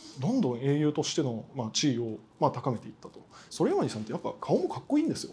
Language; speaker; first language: Japanese; native; Japanese